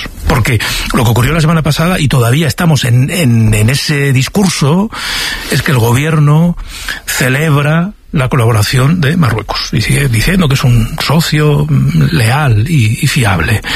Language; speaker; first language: Spanish; native; Spanish